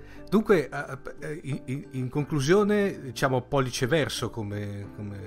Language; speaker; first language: Italian; native; Italian